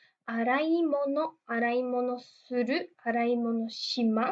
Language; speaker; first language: Japanese; non-native, fluent; Portuguese